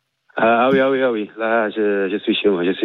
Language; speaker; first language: French; non-native, fluent; Portuguese